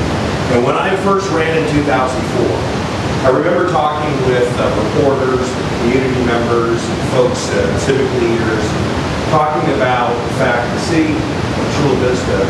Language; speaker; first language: English; native; English